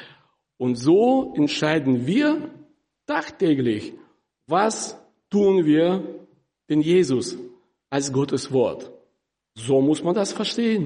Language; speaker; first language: German; non-native, fluent; Russian